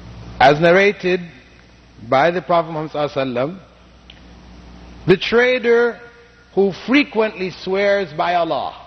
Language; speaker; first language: English; non-native, fluent; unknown